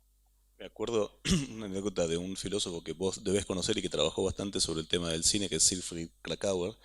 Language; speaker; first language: Spanish; native; Spanish